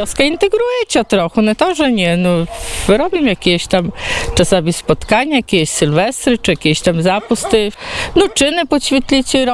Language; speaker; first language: Polish; non-native, local second language; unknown